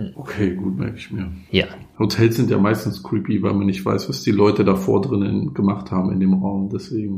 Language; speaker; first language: German; native; German